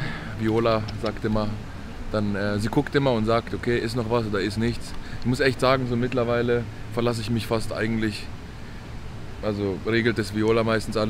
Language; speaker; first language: German; native; German